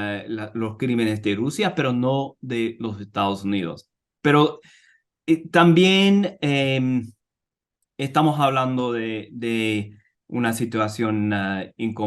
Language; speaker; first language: Spanish; non-native, fluent; English